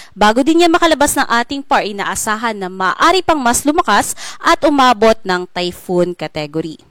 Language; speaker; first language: Filipino; non-native, local second language; Cebuano